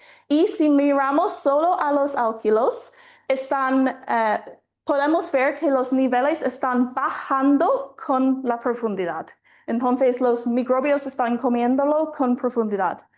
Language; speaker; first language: Spanish; non-native, fluent; English